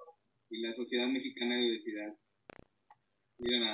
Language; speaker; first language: Spanish; native; Spanish